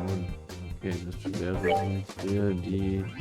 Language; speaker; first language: German; native; German